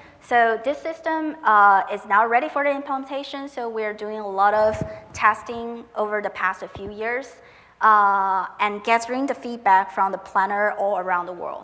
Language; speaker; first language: English; non-native, fluent; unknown